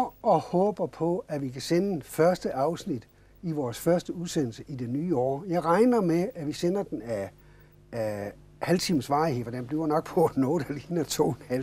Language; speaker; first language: Danish; native; Danish